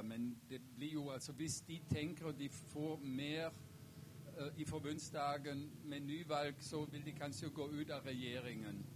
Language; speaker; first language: Norwegian; non-native, fluent; German